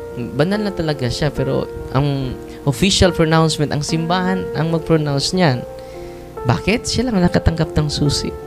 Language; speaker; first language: Filipino; non-native, local second language; Cebuano